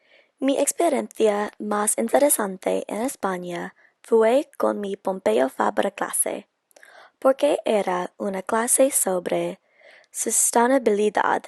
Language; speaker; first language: Spanish; non-native, learner; English